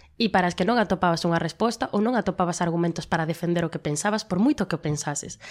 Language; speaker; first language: Galician; non-native, local second language; Spanish